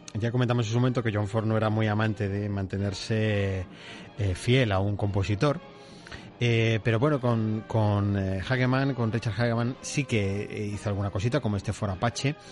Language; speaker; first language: Spanish; native; Spanish